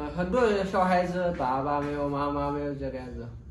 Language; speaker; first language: Chinese; non-native, learner; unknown